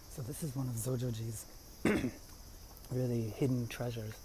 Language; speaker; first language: English; native; English